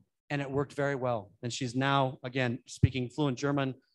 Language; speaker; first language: English; native; English